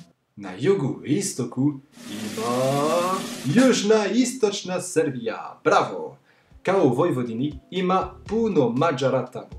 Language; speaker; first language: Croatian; non-native, fluent; French